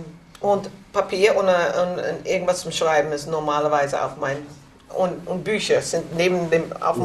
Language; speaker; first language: German; non-native, learner; English